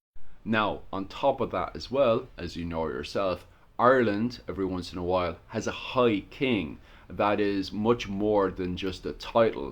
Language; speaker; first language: English; native; English